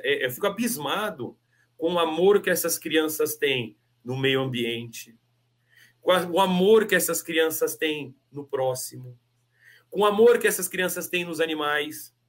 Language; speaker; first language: Portuguese; native; Portuguese